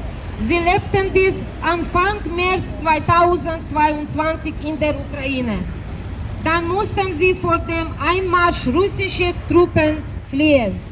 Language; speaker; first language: German; non-native, fluent; Russian